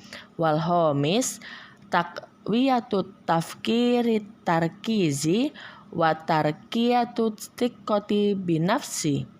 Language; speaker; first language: Arabic; non-native, learner; Indonesian